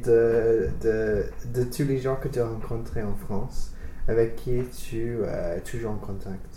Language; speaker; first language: French; non-native, fluent; English